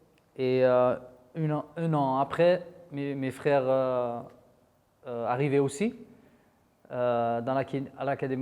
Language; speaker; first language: French; non-native, fluent; Dutch